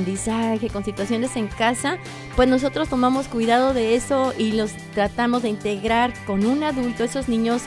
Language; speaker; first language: Spanish; native; Spanish